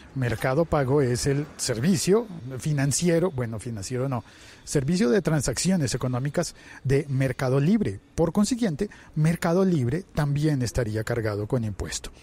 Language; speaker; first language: Spanish; native; Spanish